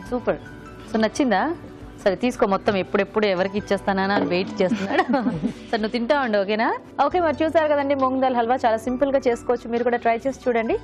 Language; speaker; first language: Telugu; native; Telugu